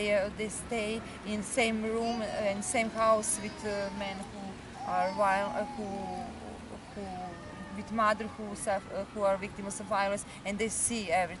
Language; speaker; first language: English; non-native, learner; Serbian